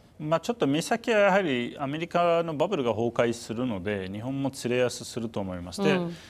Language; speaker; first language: Japanese; non-native, fluent; Turkish